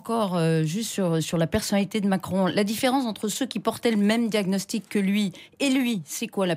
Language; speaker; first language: French; native; French